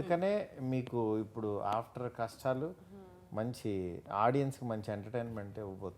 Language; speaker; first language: Telugu; native; Telugu